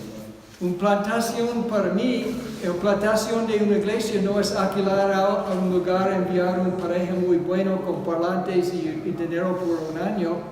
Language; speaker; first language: Spanish; non-native, fluent; English